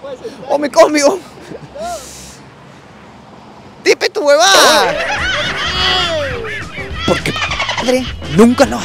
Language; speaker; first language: Spanish; native; Spanish